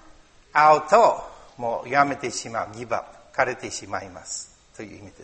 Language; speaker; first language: Japanese; non-native, learner; English